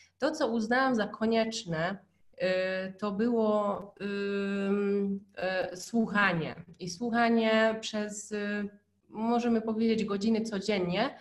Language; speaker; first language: Polish; non-native, fluent; Hungarian